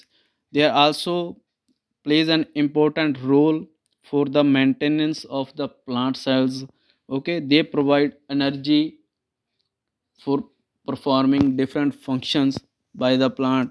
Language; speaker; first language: English; non-native, local second language; Punjabi